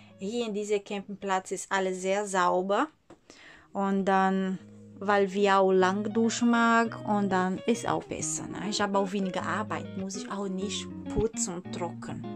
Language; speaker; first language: German; non-native, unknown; Portuguese